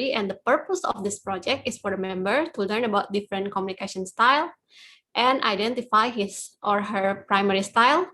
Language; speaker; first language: English; non-native, fluent; Dutch